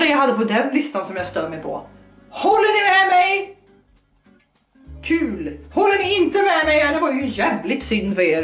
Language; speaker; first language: Swedish; native; Swedish